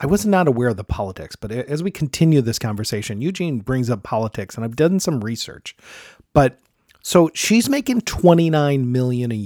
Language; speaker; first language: English; native; English